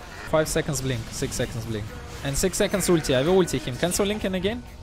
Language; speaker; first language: English; non-native, fluent; Russian